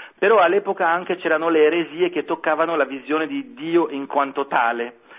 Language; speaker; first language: Italian; non-native, fluent; French